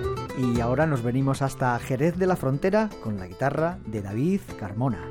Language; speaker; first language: Spanish; native; Spanish